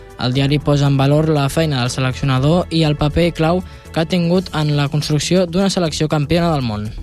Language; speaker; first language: Catalan; native; Catalan